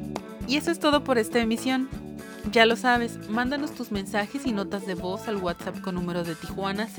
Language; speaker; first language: Spanish; native; Spanish